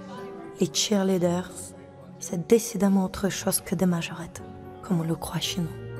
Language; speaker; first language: French; non-native, fluent; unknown